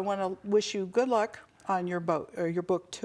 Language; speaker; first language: English; native; English